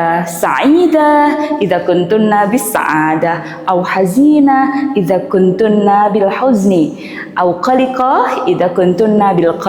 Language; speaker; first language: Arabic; non-native, fluent; Indonesian